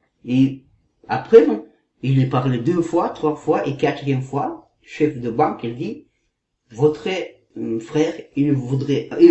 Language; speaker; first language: French; non-native, learner; Kazakh